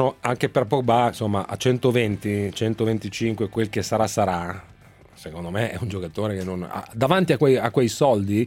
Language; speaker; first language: Italian; native; Italian